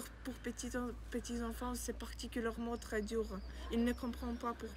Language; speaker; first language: French; non-native, learner; Ukrainian